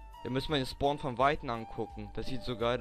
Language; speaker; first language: German; native; German